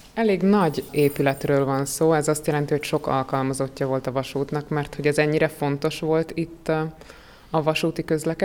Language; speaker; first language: Hungarian; native; Hungarian